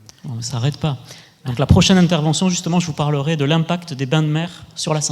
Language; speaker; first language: French; native; French